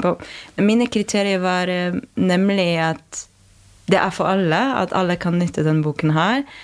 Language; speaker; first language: Norwegian; non-native, fluent; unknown